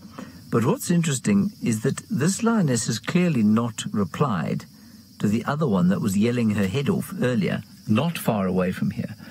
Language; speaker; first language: English; native; English